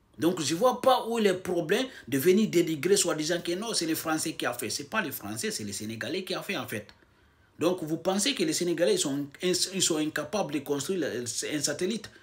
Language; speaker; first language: French; non-native, local second language; Fula